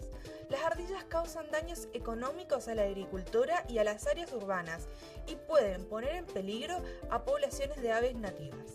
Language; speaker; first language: Spanish; native; Spanish